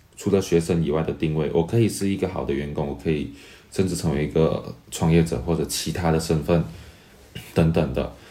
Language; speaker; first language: Chinese; native; Chinese